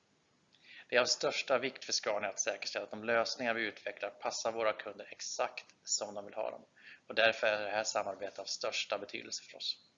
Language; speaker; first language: Swedish; native; Swedish